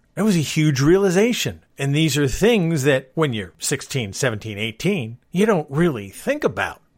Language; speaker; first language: English; native; English